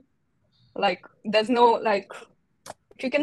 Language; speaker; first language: English; non-native, local second language; Hindi